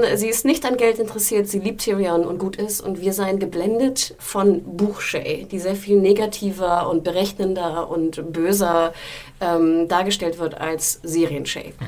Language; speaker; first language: German; native; German